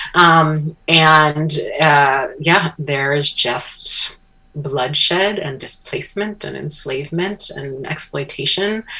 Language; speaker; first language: English; native; English